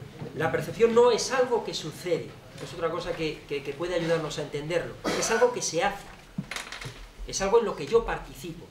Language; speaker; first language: Spanish; native; Spanish